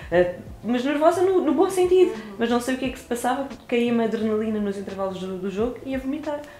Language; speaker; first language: Portuguese; native; Portuguese